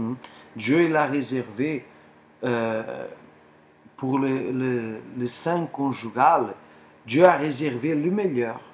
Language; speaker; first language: French; non-native, fluent; Portuguese